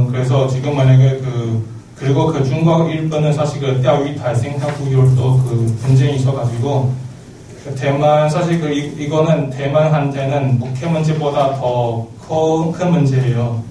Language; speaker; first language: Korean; non-native, learner; Chinese